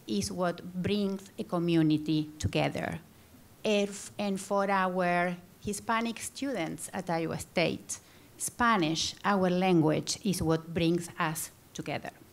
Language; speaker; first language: English; non-native, fluent; Spanish